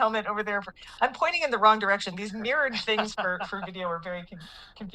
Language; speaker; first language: English; native; English